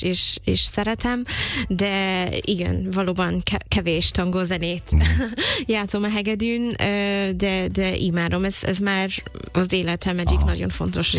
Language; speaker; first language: Hungarian; non-native, fluent; English